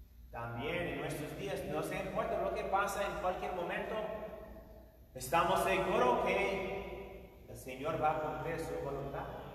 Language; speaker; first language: Spanish; non-native, fluent; English